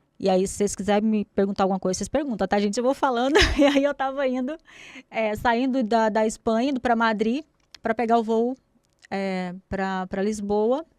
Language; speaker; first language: Portuguese; native; Portuguese